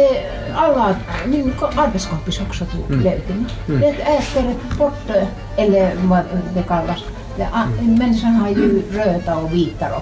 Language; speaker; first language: Swedish; non-native, learner; Finnish